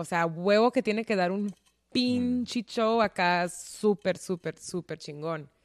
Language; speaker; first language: Spanish; early bilingual, heritage; Spanish